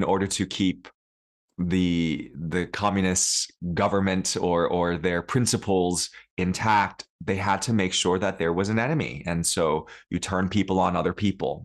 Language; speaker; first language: English; early bilingual, other home language; Cantonese